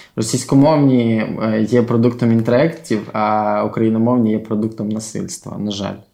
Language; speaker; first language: Ukrainian; non-native, local second language; Russian